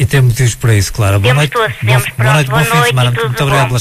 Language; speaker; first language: Portuguese; native; Portuguese